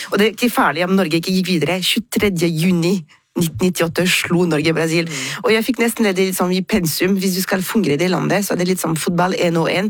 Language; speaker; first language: Norwegian; non-native, fluent; French